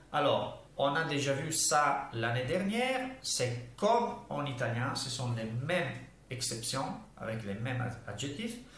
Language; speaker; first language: French; non-native, fluent; Italian